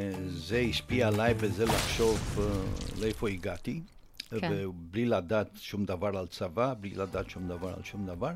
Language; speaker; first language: Hebrew; non-native, fluent; Romanian